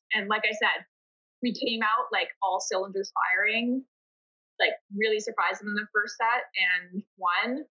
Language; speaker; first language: English; native; English